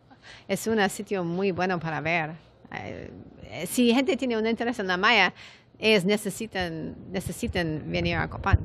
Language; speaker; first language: Spanish; non-native, fluent; English